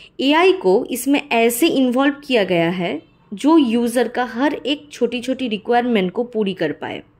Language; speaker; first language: Hindi; non-native, local second language; Bangla